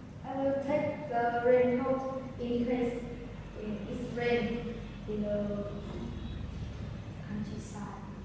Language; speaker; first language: English; non-native, learner; Vietnamese